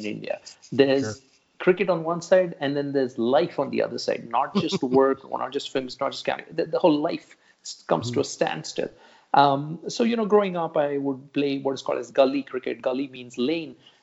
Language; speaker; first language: English; non-native, local second language; Marathi